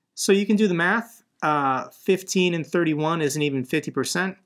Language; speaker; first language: English; native; English